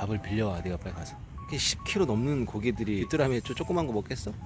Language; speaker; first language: Korean; native; Korean